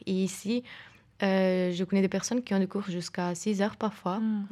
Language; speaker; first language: French; non-native, fluent; Portuguese